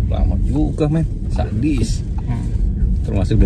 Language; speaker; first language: Indonesian; native; Indonesian